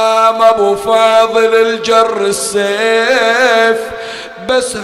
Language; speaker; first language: Arabic; native; Arabic